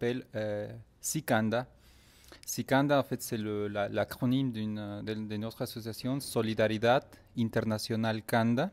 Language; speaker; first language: French; non-native, fluent; Spanish